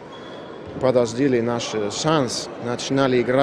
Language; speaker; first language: Russian; non-native, fluent; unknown